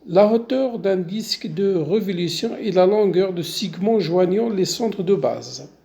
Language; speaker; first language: French; non-native, local second language; Arabic